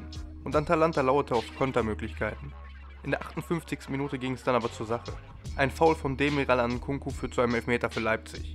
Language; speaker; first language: German; native; German